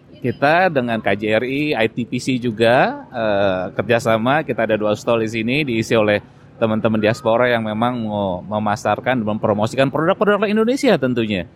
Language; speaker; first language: Indonesian; native; Indonesian